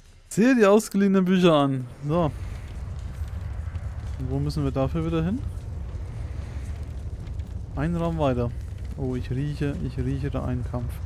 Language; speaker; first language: German; native; German